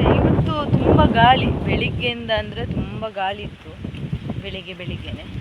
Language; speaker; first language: Kannada; non-native, local second language; Tulu